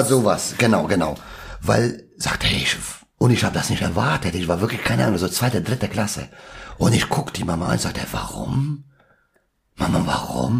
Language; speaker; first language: German; non-native, local second language; Albanian